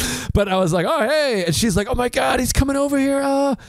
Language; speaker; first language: English; native; English